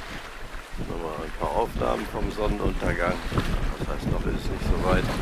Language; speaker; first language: German; native; German